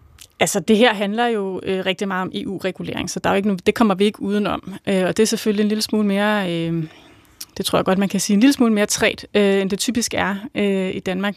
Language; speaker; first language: Danish; native; Danish